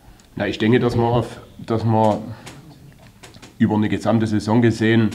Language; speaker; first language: German; native; German